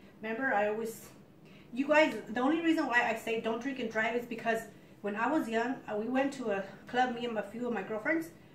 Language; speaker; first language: English; early bilingual, other home language; Spanish